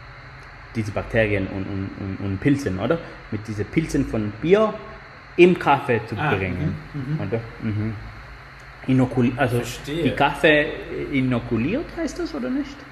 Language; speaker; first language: German; non-native, fluent; Spanish